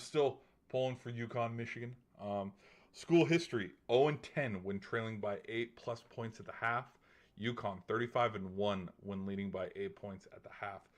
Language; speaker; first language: English; native; English